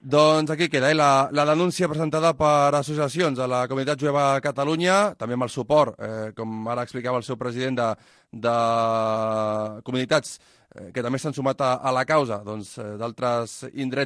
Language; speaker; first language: Catalan; native; Catalan